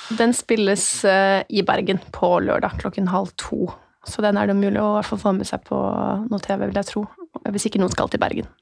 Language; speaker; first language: Norwegian; native; Norwegian